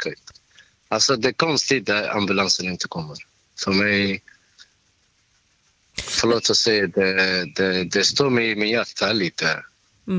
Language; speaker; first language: Swedish; non-native, fluent; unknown